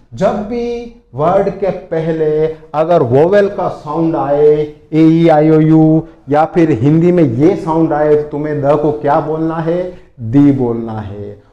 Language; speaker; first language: Hindi; native; Hindi